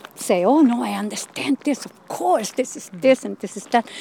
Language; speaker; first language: English; non-native, fluent; Spanish